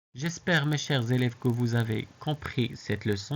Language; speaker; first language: French; non-native, local second language; Arabic